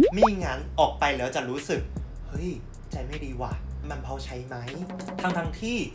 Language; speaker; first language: Thai; non-native, fluent; Chinese